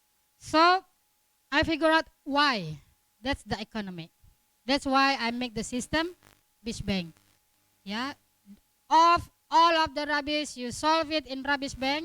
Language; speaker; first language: English; non-native, learner; Indonesian